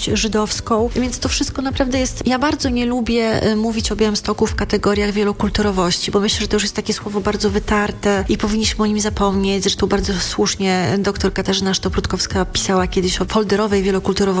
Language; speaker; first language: Polish; native; Polish